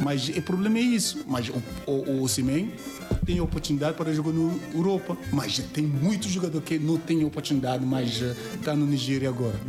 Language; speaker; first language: Portuguese; non-native, learner; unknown